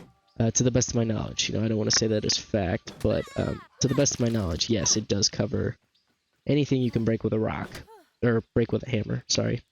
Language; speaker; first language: English; native; English